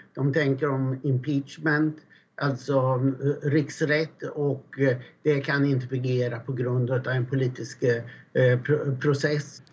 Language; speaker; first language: Swedish; native; Swedish